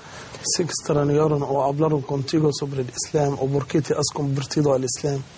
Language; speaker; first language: Spanish; non-native, learner; Arabic